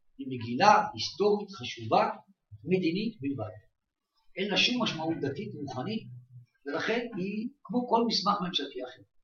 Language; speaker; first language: Hebrew; native; Hebrew